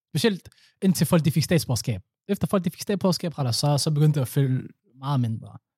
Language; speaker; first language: Danish; early bilingual, other home language; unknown